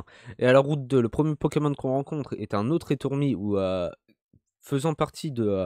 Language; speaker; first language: French; native; French